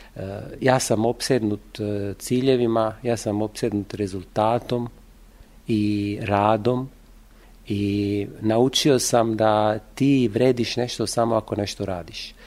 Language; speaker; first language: Serbian; non-native, fluent; Italian